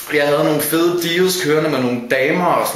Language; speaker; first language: Danish; native; Danish